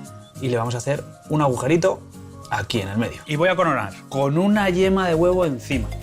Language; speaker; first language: Spanish; native; Spanish